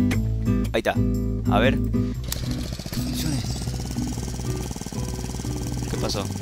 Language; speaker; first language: Spanish; native; Spanish